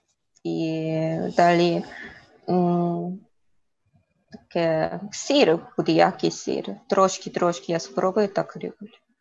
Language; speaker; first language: Ukrainian; non-native, learner; Korean